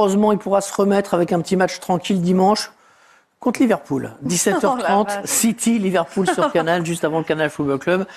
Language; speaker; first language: French; native; French